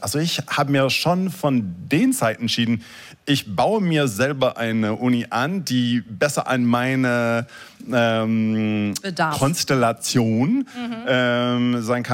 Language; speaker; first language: German; non-native, fluent; English